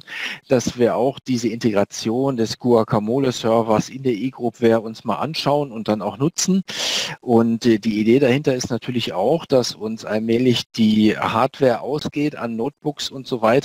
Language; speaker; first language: German; native; German